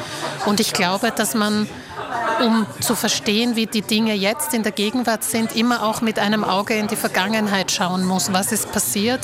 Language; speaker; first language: German; early bilingual, other home language; Slovak